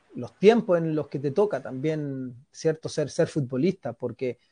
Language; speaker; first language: Spanish; native; Spanish